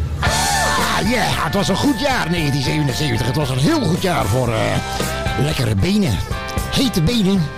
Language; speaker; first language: Dutch; native; Dutch